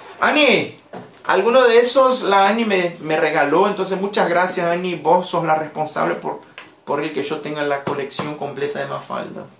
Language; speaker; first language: Spanish; non-native, fluent; Portuguese